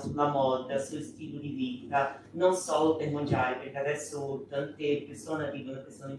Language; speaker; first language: Italian; non-native, fluent; Portuguese